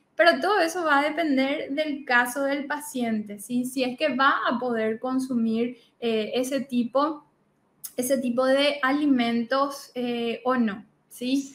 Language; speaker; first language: Spanish; native; Spanish